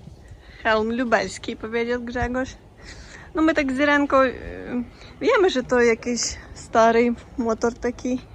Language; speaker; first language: Polish; non-native, learner; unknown